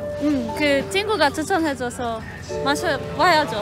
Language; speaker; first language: Korean; non-native, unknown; Polish